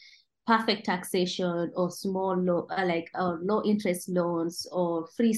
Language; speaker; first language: English; non-native, local second language; Kalenjin